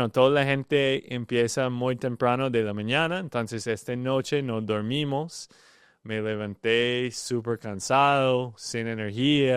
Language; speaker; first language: Spanish; non-native, learner; English